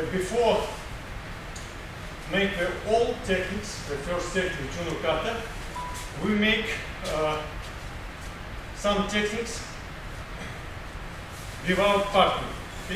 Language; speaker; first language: English; non-native, learner; Russian